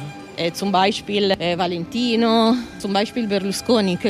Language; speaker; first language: German; non-native, learner; Italian